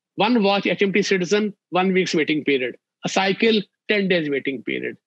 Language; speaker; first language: English; non-native, local second language; Hindi